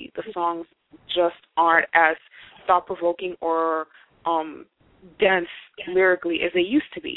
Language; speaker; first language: English; non-native, fluent; Haitian Creole